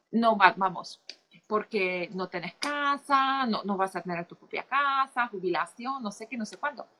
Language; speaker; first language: Spanish; non-native, fluent; Polish